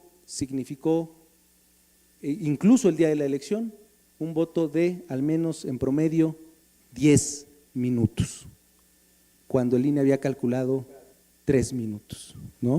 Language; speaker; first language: Spanish; native; Spanish